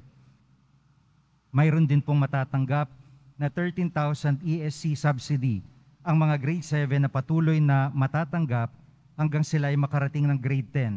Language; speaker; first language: Filipino; native; Filipino